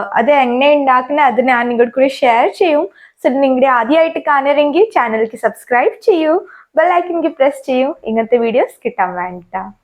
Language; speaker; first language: Malayalam; non-native, learner; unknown